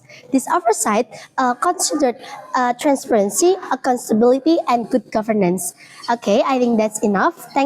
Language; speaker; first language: English; non-native, learner; Indonesian